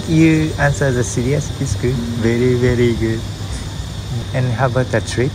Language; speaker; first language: English; non-native, learner; Japanese